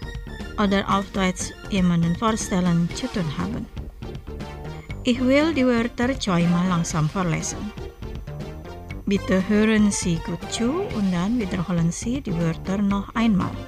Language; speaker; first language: German; non-native, fluent; Indonesian